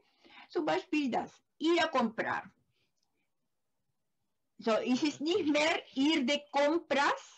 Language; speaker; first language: German; non-native, learner; Spanish